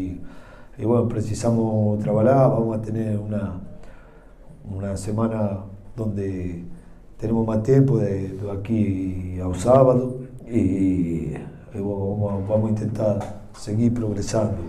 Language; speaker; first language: Portuguese; non-native, learner; Spanish